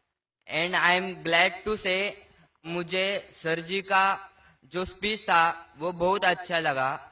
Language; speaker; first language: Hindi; non-native, local second language; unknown